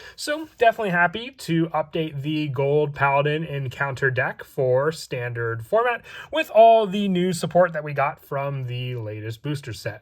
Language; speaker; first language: English; native; English